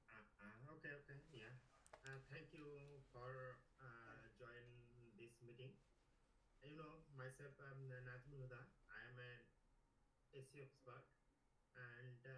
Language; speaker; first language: English; non-native, learner; Bangla